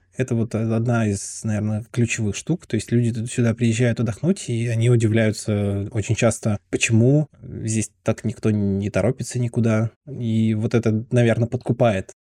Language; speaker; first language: Russian; native; Russian